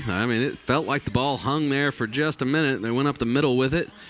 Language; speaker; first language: English; native; English